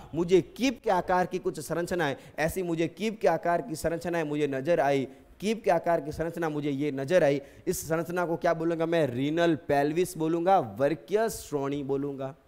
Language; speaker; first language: Hindi; native; Hindi